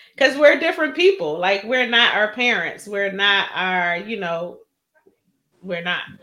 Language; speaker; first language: English; native; English